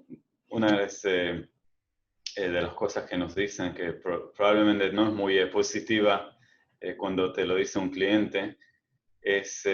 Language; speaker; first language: Spanish; non-native, fluent; Hebrew